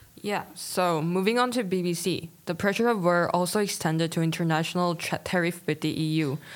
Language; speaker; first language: English; non-native, fluent; Korean